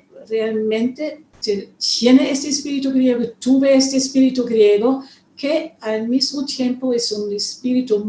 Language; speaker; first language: Spanish; non-native, fluent; German